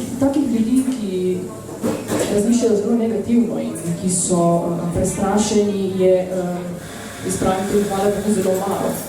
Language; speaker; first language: Slovenian; early bilingual, other home language; Bosnian